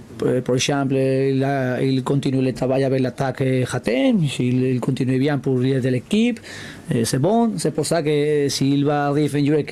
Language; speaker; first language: French; non-native, learner; Spanish